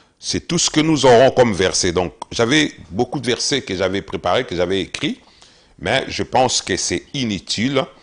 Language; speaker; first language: French; non-native, local second language; Lingala